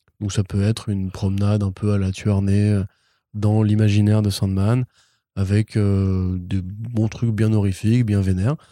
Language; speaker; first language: French; native; French